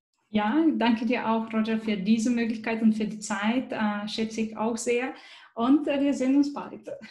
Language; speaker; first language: German; non-native, fluent; Bulgarian